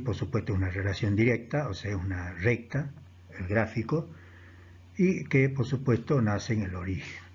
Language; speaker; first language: Spanish; native; Spanish